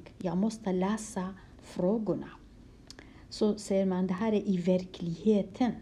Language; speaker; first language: Swedish; non-native, fluent; Kurdish